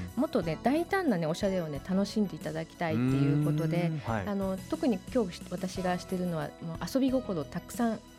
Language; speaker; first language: Japanese; native; Japanese